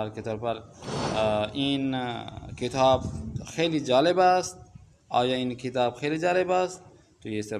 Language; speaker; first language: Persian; non-native, fluent; Urdu